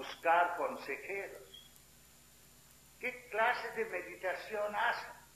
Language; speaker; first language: Spanish; non-native, fluent; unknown